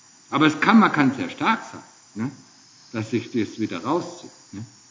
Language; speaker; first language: German; native; German